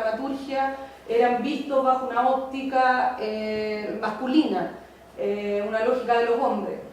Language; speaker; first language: Spanish; native; Spanish